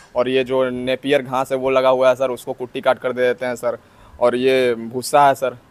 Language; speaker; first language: Hindi; native; Hindi